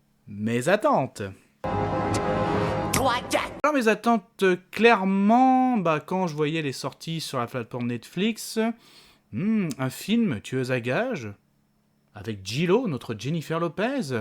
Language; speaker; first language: French; native; French